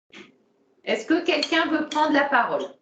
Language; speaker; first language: French; native; French